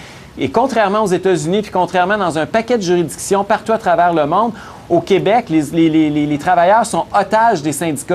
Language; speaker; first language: French; native; French